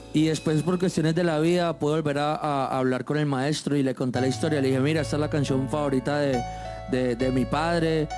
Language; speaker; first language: Spanish; native; Spanish